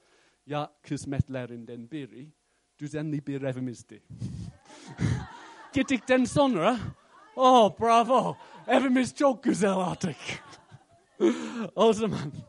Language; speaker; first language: Turkish; non-native, fluent; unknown